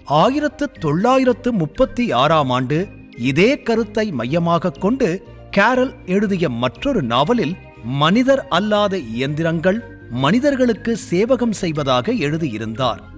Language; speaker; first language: Tamil; native; Tamil